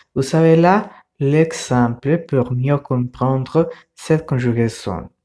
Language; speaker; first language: French; non-native, fluent; Spanish